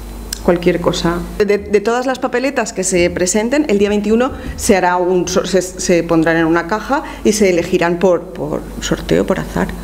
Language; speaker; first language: Spanish; native; Spanish